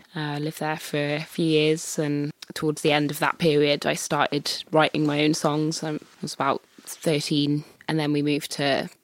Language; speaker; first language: English; native; English